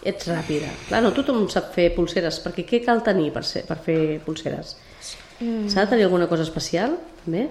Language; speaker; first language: Catalan; native; Catalan